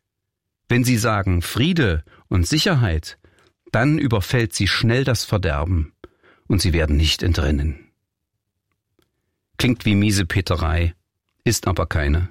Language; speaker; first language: German; native; German